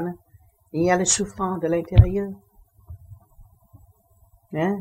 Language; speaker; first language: French; non-native, learner; Vietnamese